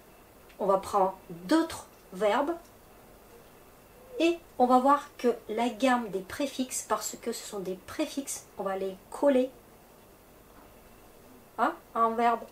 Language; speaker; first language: French; non-native, fluent; Russian